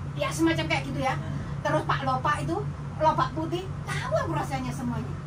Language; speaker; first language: Indonesian; non-native, local second language; Javanese